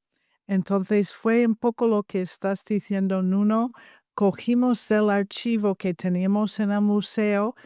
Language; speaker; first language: Spanish; non-native, fluent; English